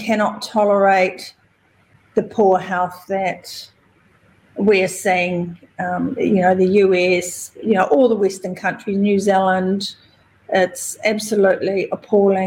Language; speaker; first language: English; native; English